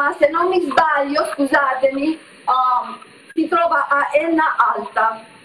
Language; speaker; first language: Italian; early bilingual, heritage; Italian